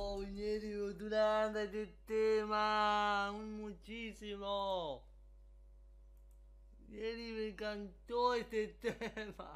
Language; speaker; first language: Spanish; native; Spanish